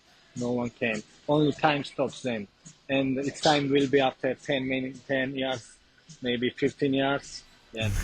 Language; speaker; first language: English; non-native, learner; Georgian